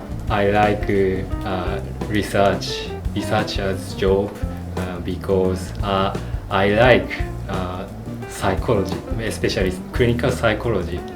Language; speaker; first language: English; non-native, learner; Japanese